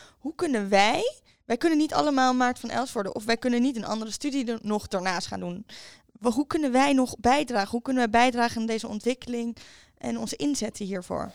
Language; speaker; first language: Dutch; native; Dutch